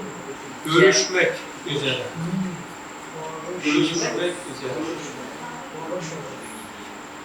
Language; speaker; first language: Turkish; non-native, learner; Urdu